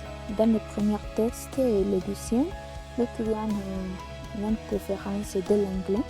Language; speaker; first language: French; non-native, learner; Spanish